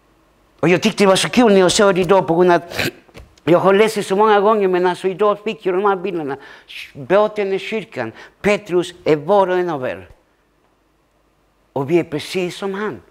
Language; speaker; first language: Swedish; early bilingual, other home language; Spanish